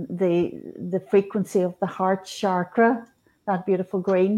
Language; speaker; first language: English; native; English